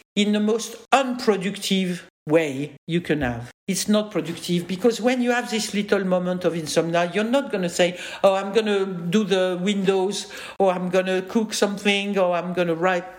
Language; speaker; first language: English; non-native, fluent; French